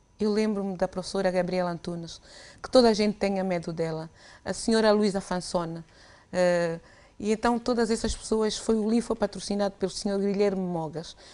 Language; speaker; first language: Portuguese; native; Portuguese